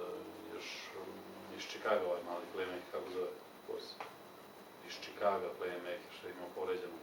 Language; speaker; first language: Serbian; native; Serbian